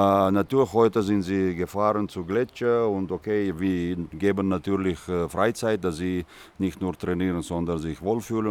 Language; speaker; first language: German; non-native, fluent; Russian